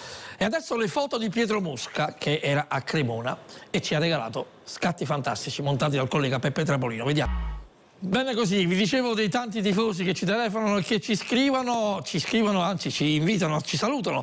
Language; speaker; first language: Italian; native; Italian